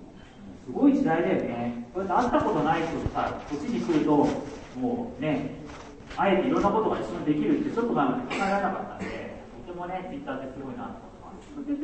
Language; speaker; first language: Japanese; native; Japanese